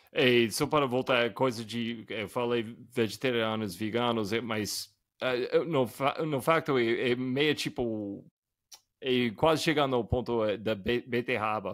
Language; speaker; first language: Portuguese; non-native, fluent; English